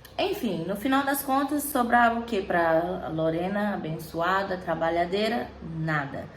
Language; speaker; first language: Portuguese; native; Portuguese